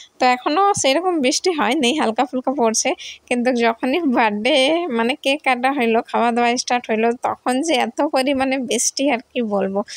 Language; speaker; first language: Bangla; non-native, local second language; Sadri